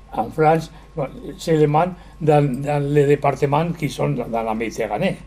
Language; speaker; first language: French; non-native, learner; Spanish